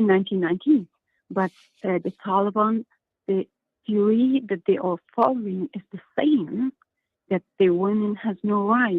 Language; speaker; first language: English; non-native, learner; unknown